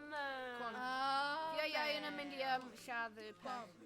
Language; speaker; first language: Welsh; non-native, local second language; English